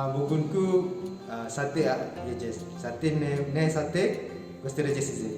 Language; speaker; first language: Turkish; non-native, learner; Indonesian